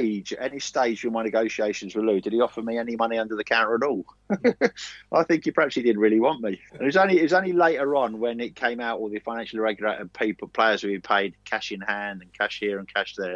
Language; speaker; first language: English; native; English